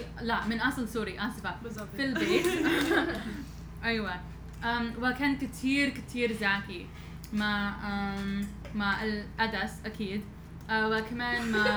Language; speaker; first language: Arabic; non-native, learner; English